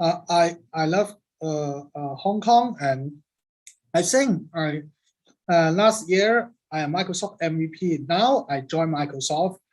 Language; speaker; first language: English; non-native, learner; Cantonese